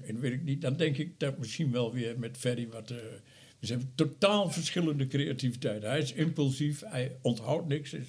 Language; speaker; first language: Dutch; native; Dutch